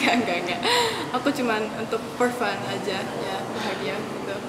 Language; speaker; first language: Indonesian; early bilingual, heritage; English